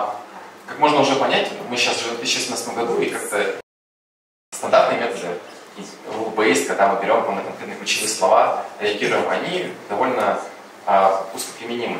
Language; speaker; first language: Russian; native; Russian